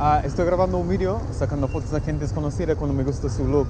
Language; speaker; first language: Spanish; non-native, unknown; English